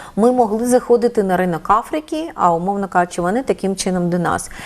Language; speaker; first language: Ukrainian; native; Ukrainian